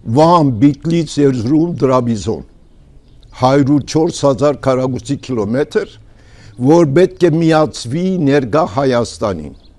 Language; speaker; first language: Armenian; early bilingual, heritage; Armenian